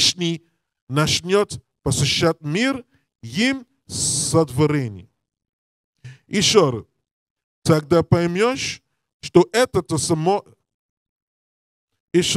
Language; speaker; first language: Russian; non-native, learner; English